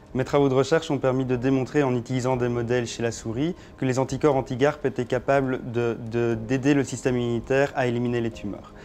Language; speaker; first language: French; native; French